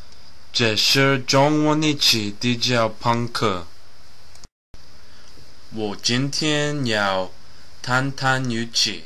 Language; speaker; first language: Chinese; non-native, learner; English